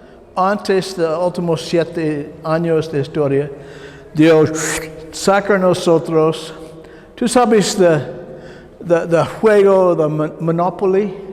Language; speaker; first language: Spanish; non-native, learner; English